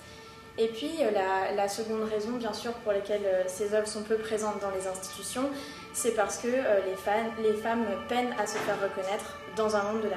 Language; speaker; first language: French; native; French